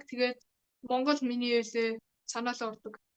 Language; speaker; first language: Mongolian; early bilingual, heritage; Mongolian